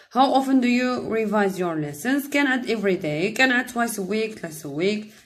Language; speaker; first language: English; non-native, fluent; Arabic